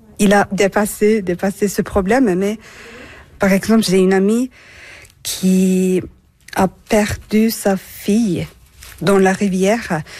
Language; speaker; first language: French; non-native, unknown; Turkish